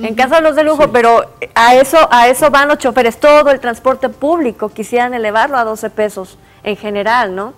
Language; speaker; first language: Spanish; native; Spanish